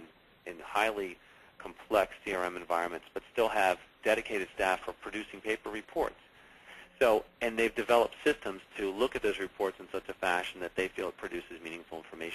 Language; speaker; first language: English; native; English